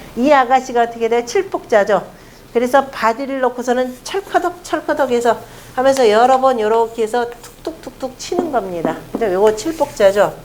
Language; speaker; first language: Korean; native; Korean